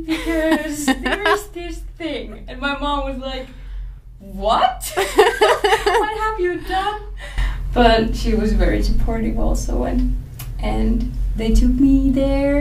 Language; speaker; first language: English; non-native, fluent; Finnish